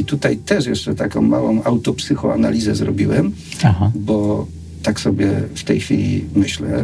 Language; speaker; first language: Polish; native; Polish